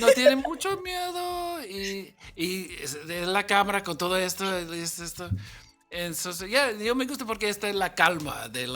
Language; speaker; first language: Spanish; non-native, learner; English